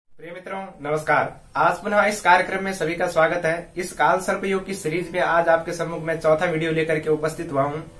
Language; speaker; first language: Hindi; native; Hindi